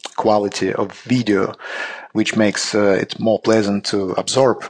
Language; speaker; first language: English; non-native, learner; Russian